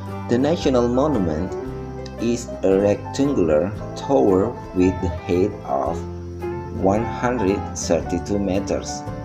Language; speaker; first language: English; non-native, fluent; Indonesian